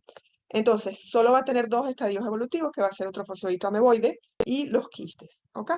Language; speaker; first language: Spanish; native; Spanish